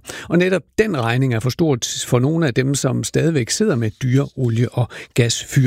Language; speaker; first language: Danish; native; Danish